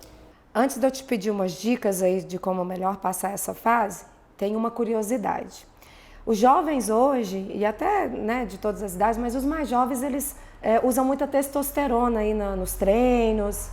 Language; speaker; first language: Portuguese; native; Portuguese